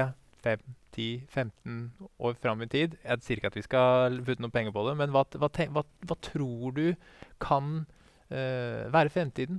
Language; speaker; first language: Norwegian; native; Norwegian